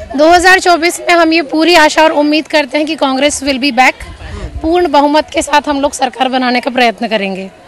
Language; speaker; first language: Hindi; native; Hindi